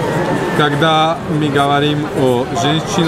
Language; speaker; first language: Russian; non-native, learner; Slovak